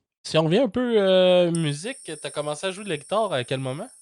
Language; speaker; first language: French; native; French